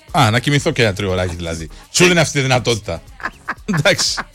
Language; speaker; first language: Greek; native; Greek